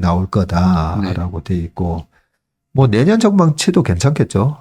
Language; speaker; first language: Korean; native; Korean